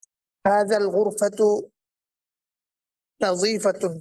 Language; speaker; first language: Arabic; non-native, learner; Bangla